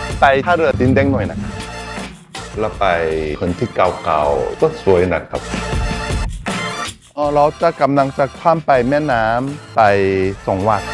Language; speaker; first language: Thai; non-native, fluent; Korean